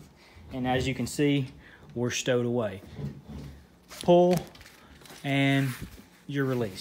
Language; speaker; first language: English; native; English